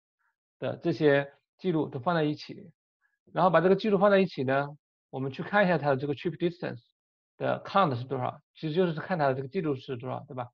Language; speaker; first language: Chinese; native; Chinese